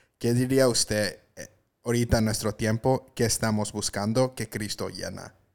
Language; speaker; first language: Spanish; early bilingual, heritage; Spanish